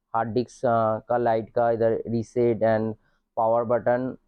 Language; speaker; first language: Hindi; non-native, local second language; Bangla